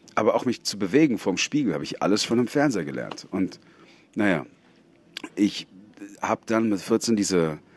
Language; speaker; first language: German; native; German